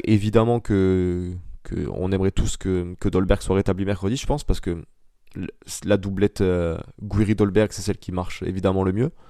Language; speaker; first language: French; native; French